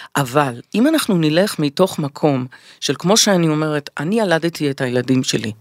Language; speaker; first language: Hebrew; native; Hebrew